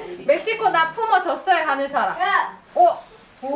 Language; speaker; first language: Korean; native; Korean